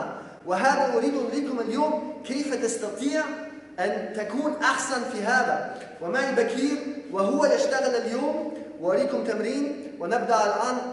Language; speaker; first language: Arabic; non-native, fluent; Polish